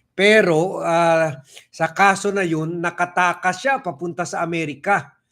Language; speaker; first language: Filipino; native; Filipino